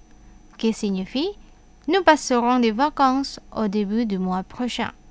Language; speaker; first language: French; non-native, fluent; Indonesian